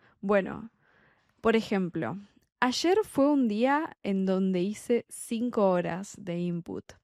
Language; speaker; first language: Spanish; native; Spanish